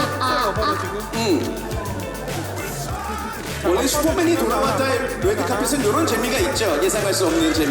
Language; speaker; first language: Korean; native; Korean